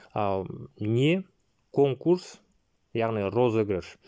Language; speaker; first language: Russian; non-native, local second language; Kazakh